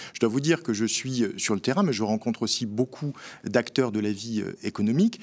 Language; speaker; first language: French; native; French